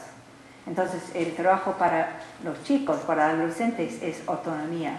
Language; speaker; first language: Spanish; non-native, learner; English